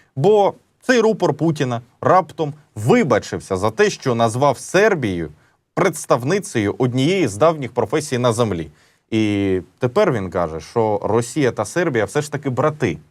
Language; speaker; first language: Ukrainian; native; Ukrainian